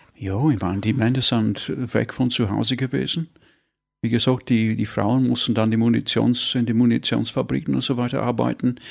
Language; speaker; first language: German; non-native, fluent; English